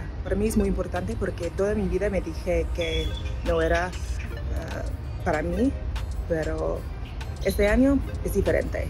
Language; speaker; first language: Spanish; non-native, learner; English